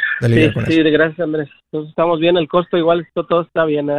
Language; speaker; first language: Spanish; native; Spanish